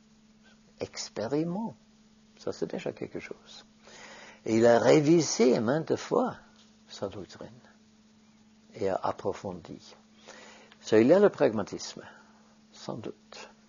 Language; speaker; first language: French; non-native, fluent; Norwegian